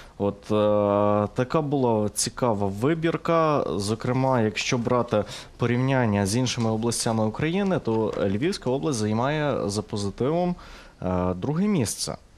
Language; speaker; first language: Ukrainian; native; Ukrainian